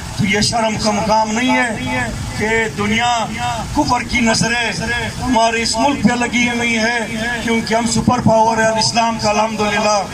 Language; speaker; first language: Urdu; non-native, local second language; Pashto